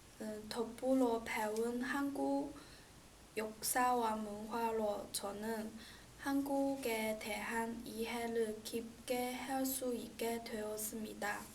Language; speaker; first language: Korean; non-native, learner; Chinese